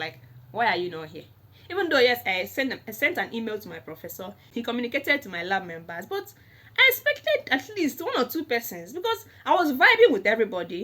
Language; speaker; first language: English; non-native, local second language; Igbo